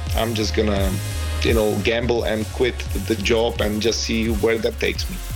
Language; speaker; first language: English; non-native, fluent; Czech